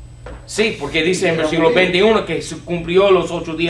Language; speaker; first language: Spanish; non-native, fluent; English